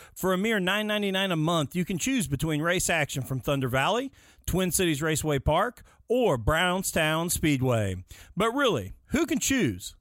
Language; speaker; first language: English; native; English